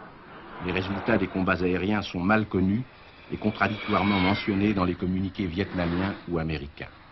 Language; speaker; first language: French; native; French